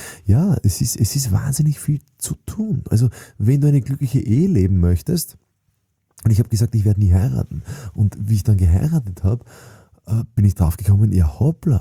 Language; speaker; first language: German; native; German